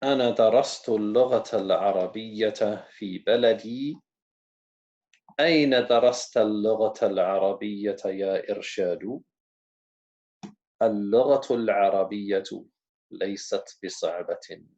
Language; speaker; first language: Arabic; non-native, fluent; English